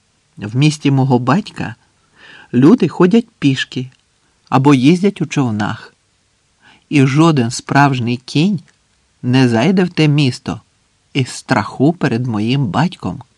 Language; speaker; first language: Ukrainian; native; Ukrainian